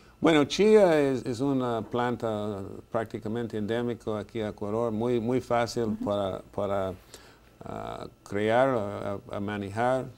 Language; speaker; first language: Spanish; non-native, fluent; English